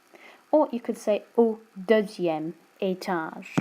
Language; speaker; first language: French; non-native, fluent; English